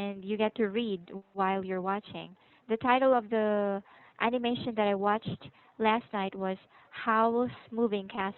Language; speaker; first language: English; non-native, local second language; Filipino